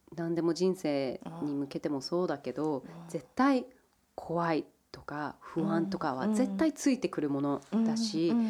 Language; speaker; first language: Japanese; early bilingual, heritage; English